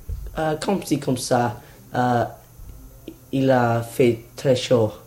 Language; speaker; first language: French; non-native, learner; English